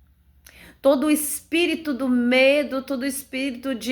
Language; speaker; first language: Portuguese; native; Portuguese